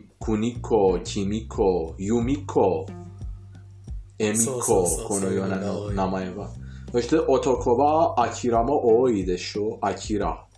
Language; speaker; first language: Japanese; non-native, fluent; Persian